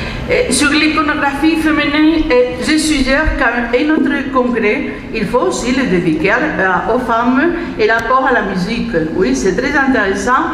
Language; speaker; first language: French; non-native, fluent; Spanish